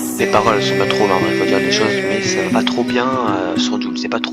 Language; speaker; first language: French; native; French